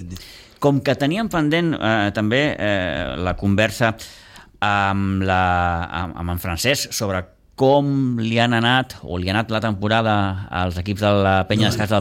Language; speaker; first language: Catalan; native; Catalan